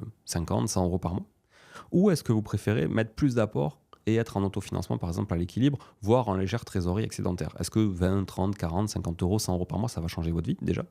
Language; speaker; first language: French; native; French